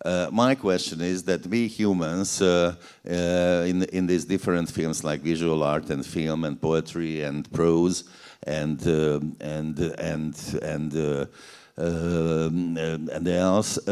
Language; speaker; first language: English; non-native, fluent; Hungarian